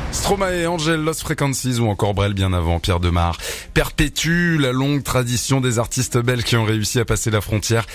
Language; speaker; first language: French; native; French